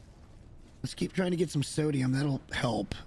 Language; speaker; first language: English; native; English